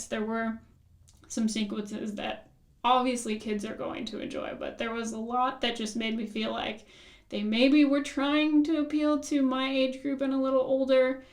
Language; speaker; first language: English; native; English